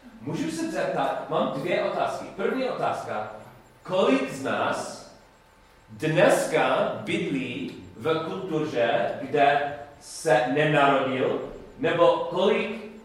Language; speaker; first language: Czech; non-native, learner; English